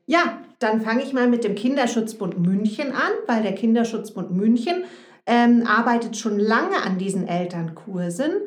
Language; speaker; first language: German; native; German